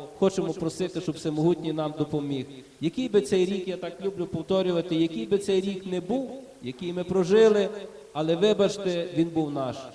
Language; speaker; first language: Ukrainian; native; Ukrainian